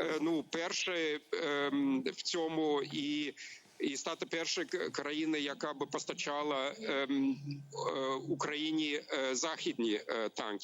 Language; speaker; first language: Ukrainian; non-native, learner; German